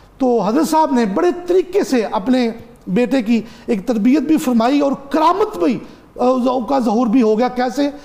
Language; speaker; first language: Urdu; non-native, local second language; Punjabi